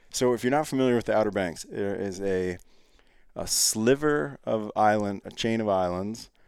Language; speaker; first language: English; native; English